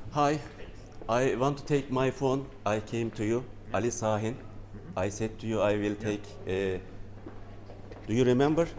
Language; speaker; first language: English; non-native, learner; Turkish